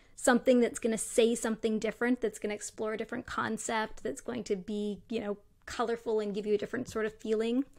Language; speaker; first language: English; native; English